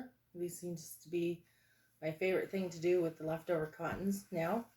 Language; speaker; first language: English; native; English